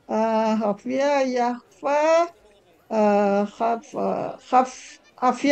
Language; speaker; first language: Arabic; non-native, learner; Malay